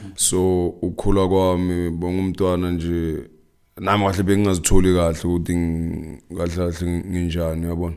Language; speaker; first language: Zulu; non-native, local second language; Northern Sotho